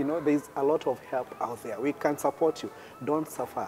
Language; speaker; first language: English; non-native, local second language; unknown